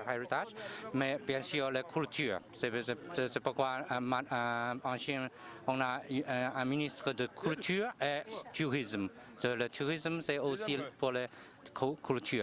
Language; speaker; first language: French; non-native, fluent; Chinese